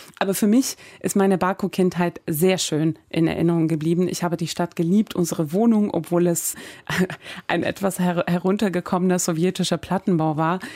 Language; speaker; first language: German; early bilingual, other home language; Persian